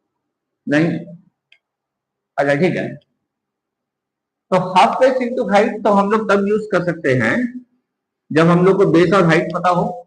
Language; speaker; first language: Hindi; native; Hindi